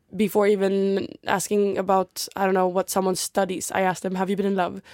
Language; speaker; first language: English; non-native, fluent; Swedish